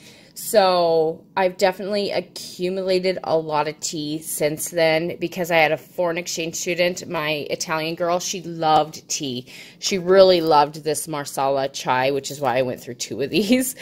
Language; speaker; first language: English; native; English